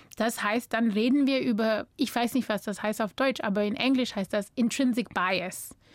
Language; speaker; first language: German; non-native, fluent; English